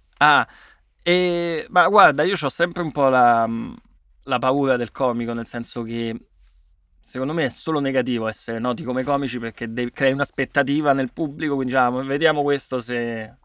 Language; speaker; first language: Italian; native; Italian